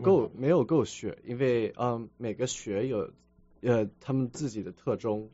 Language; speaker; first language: Chinese; early bilingual, heritage; Chinese